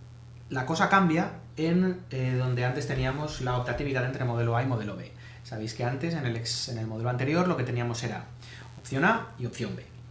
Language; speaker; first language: Spanish; native; Spanish